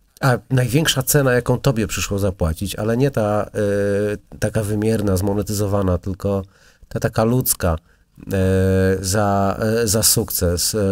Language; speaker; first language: Polish; native; Polish